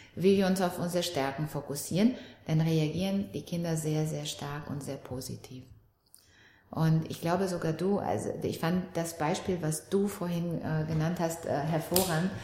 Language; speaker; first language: German; early bilingual, other home language; Romanian